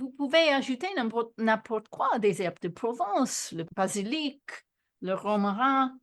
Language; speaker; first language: French; non-native, fluent; English